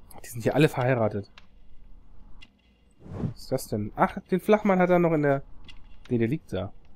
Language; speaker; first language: German; native; German